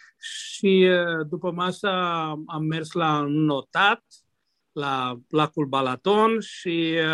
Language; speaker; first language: Romanian; non-native, local second language; Hungarian